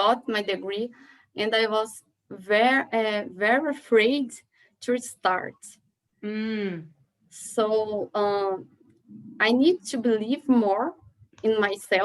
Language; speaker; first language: English; non-native, learner; Portuguese